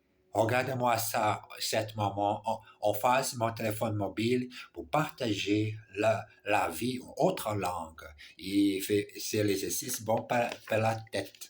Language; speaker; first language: French; non-native, learner; English